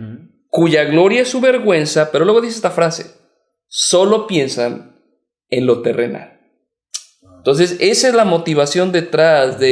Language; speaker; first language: Spanish; native; Spanish